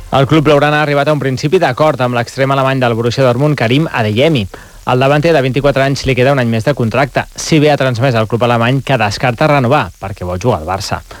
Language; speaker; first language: Catalan; native; Catalan